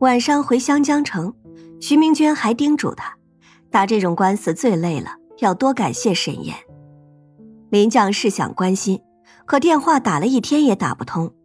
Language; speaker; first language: Chinese; native; Chinese